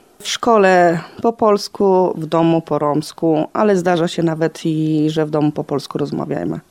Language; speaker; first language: Polish; non-native, local second language; Romany